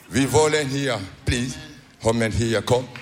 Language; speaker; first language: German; non-native, learner; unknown